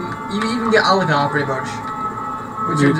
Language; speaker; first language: English; native; English